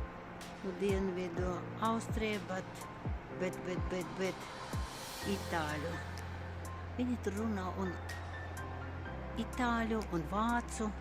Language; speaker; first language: Latvian; non-native, local second language; Russian